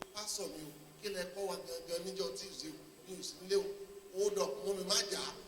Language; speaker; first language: English; non-native, local second language; Yoruba